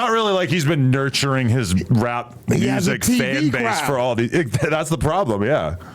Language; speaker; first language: English; native; English